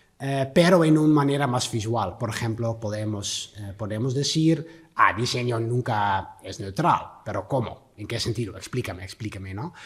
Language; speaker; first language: Spanish; non-native, learner; Dutch